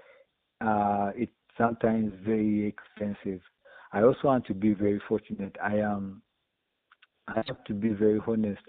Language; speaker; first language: English; non-native, local second language; Ganda